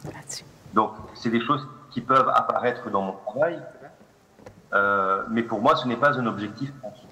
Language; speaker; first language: French; non-native, local second language; Arabic